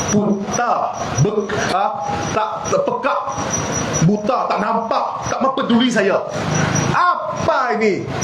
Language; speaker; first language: Malay; non-native, local second language; Chinese